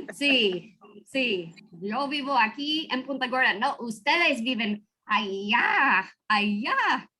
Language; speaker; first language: Spanish; non-native, fluent; English